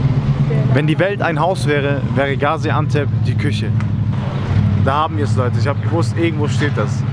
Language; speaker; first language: German; native; German